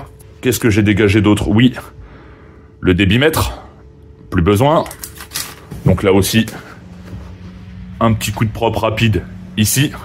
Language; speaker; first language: French; native; French